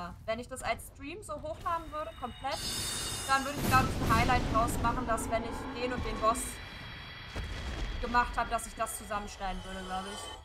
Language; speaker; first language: German; native; German